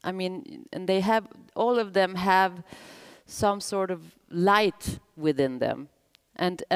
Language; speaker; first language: English; non-native, fluent; Swedish